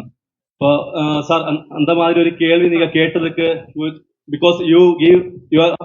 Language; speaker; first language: Tamil; non-native, local second language; Malayalam